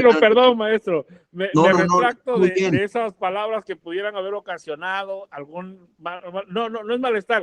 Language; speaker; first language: Spanish; native; Spanish